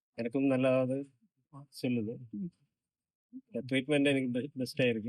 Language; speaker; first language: Tamil; non-native, learner; Malayalam